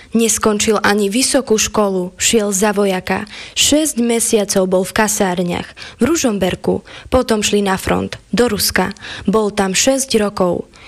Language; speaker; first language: Slovak; native; Slovak